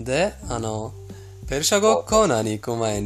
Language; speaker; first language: Japanese; non-native, fluent; Persian